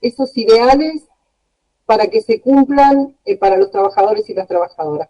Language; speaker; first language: Spanish; native; Spanish